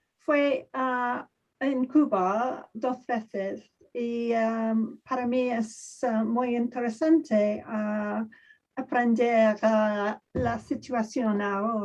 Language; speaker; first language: Spanish; non-native, learner; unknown